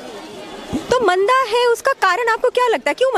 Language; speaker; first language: Hindi; native; Hindi